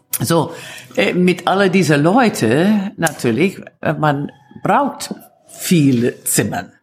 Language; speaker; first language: German; non-native, fluent; Italian